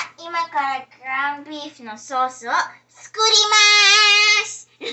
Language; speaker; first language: Japanese; early bilingual, heritage; Japanese